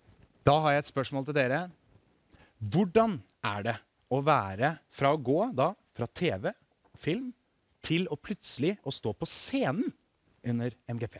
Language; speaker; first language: Norwegian; native; Norwegian